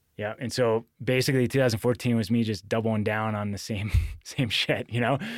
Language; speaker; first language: English; native; English